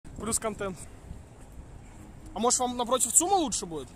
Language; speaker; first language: Russian; native; Russian